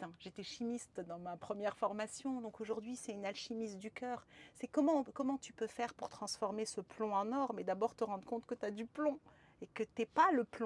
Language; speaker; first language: French; native; French